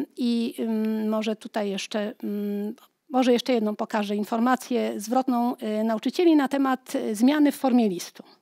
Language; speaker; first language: Polish; native; Polish